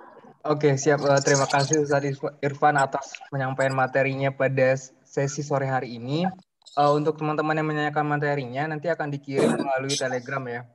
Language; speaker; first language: Indonesian; native; Indonesian